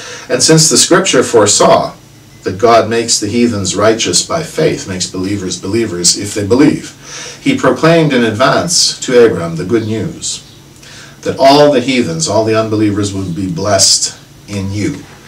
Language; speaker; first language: English; native; English